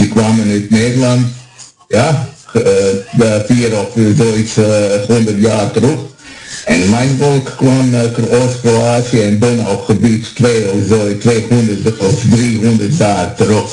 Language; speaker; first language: Dutch; non-native, learner; Croatian